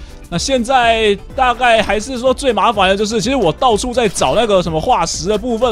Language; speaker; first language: Chinese; native; Chinese